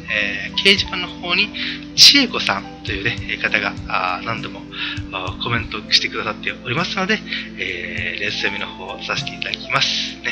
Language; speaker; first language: Japanese; native; Japanese